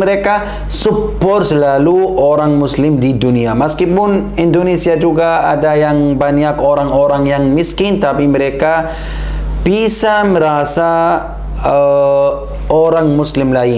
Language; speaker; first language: Indonesian; non-native, learner; Arabic